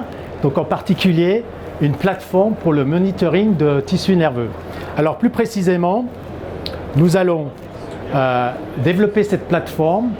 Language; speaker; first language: French; native; French